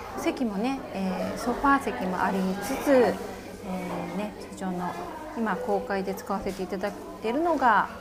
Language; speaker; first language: Japanese; native; Japanese